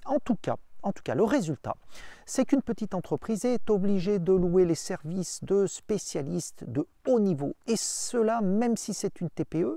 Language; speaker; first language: French; native; French